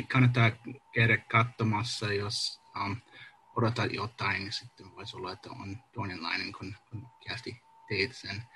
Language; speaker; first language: Finnish; non-native, learner; English